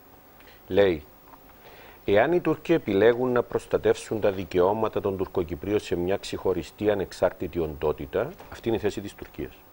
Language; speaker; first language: Greek; native; Greek